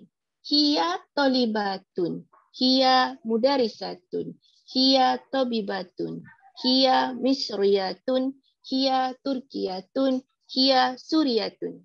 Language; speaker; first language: Arabic; non-native, learner; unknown